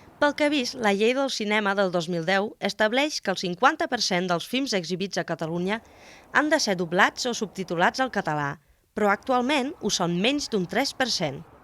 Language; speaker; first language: Catalan; non-native, fluent; German